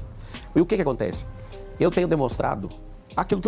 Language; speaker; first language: Portuguese; native; Portuguese